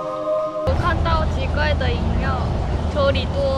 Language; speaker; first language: Chinese; non-native, learner; Korean